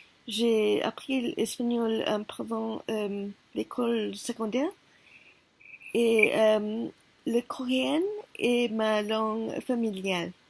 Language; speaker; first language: French; non-native, learner; Korean